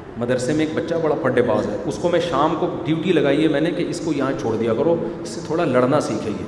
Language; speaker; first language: Urdu; native; Urdu